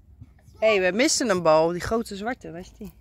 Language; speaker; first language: Dutch; native; Dutch